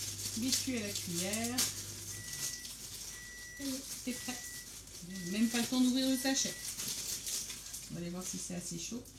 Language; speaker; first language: French; native; French